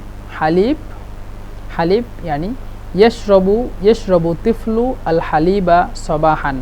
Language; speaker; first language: Egyptian Arabic; non-native, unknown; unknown